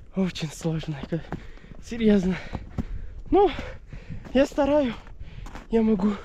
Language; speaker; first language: Russian; non-native, learner; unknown